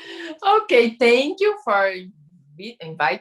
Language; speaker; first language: English; non-native, learner; Portuguese